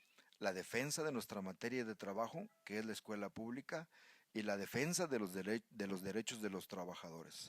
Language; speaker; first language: Spanish; native; Spanish